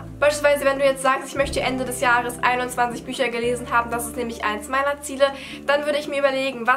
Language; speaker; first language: German; native; German